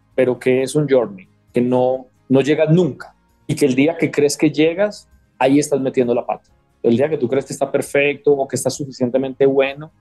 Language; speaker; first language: Spanish; native; Spanish